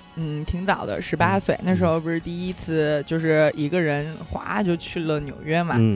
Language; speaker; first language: Chinese; native; Chinese